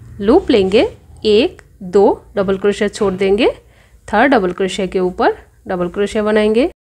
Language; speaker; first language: Hindi; non-native, local second language; Bangla